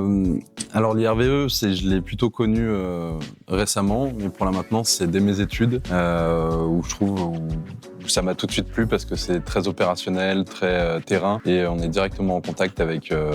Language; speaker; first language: French; native; French